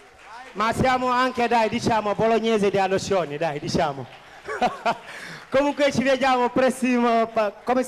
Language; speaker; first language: Italian; non-native, fluent; Wolof